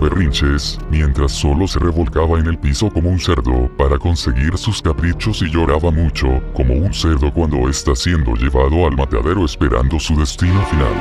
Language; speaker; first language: Spanish; native; Spanish